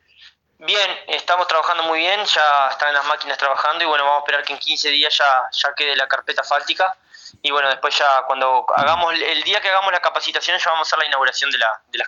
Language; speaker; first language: Spanish; native; Spanish